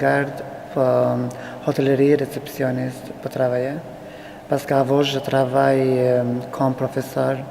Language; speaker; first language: French; non-native, learner; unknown